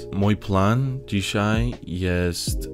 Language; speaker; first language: Polish; non-native, learner; English